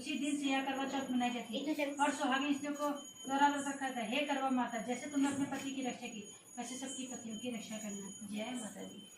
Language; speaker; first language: Hindi; native; Hindi